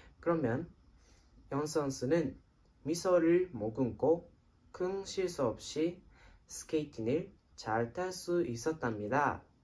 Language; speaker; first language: Korean; non-native, fluent; Japanese